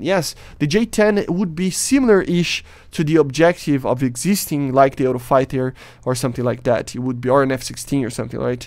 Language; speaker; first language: English; non-native, fluent; Portuguese